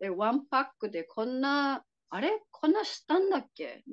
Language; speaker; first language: Japanese; non-native, fluent; English